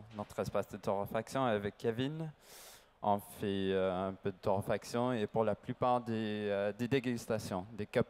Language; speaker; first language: French; non-native, learner; English